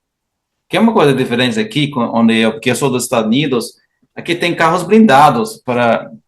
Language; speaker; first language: Portuguese; non-native, fluent; English